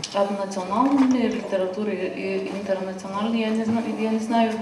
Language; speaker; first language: Russian; non-native, fluent; Lithuanian